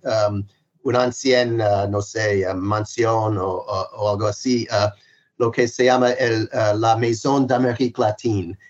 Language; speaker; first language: Spanish; non-native, fluent; English